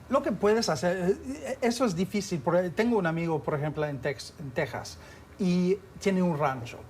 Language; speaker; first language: Spanish; non-native, fluent; English